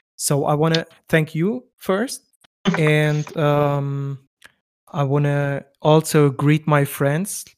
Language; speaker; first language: English; non-native, fluent; German